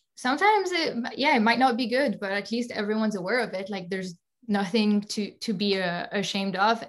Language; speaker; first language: English; non-native, fluent; French